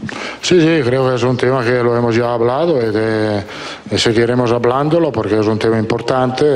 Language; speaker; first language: Spanish; non-native, fluent; Italian